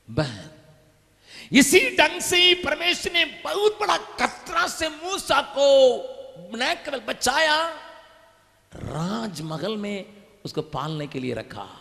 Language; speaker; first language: Hindi; non-native, local second language; Tamil